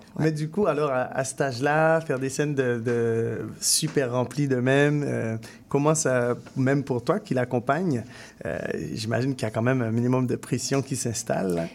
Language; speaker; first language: French; native; French